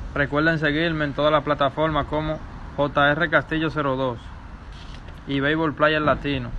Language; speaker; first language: Spanish; native; Spanish